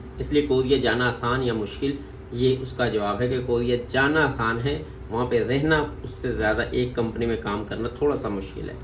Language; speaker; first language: Urdu; non-native, local second language; Punjabi